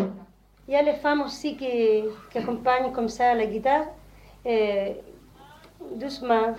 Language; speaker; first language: French; non-native, learner; Spanish